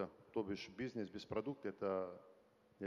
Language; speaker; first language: Russian; non-native, fluent; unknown